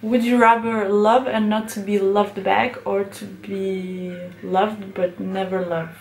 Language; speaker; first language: English; non-native, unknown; Lithuanian